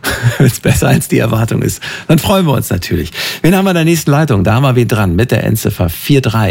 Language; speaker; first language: German; native; German